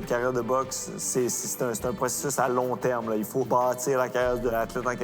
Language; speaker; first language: French; native; French